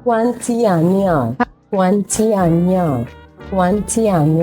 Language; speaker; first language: Italian; non-native, learner; Arabic